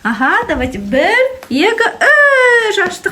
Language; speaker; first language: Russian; non-native, local second language; Kazakh